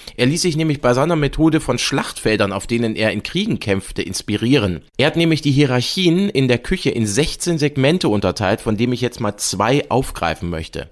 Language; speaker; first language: German; native; German